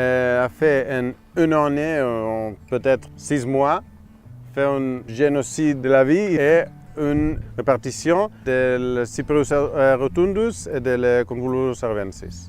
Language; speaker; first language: French; non-native, fluent; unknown